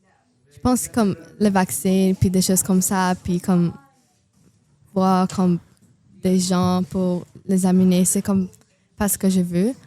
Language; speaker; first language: French; non-native, learner; Portuguese